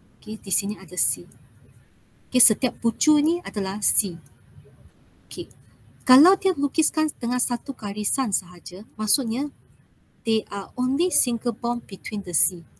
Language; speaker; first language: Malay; non-native, local second language; Chinese